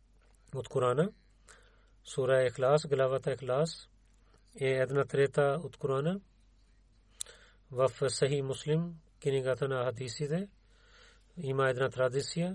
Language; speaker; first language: Bulgarian; non-native, learner; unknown